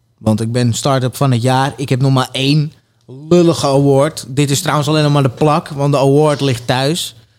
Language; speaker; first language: Dutch; native; Dutch